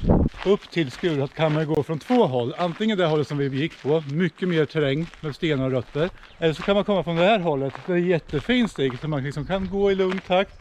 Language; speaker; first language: Swedish; native; Swedish